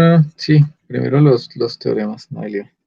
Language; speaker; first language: Spanish; native; Spanish